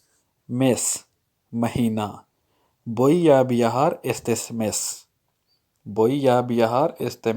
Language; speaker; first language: Spanish; non-native, fluent; Urdu